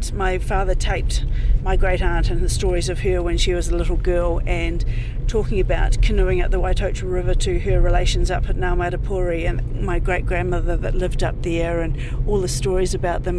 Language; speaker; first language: English; native; English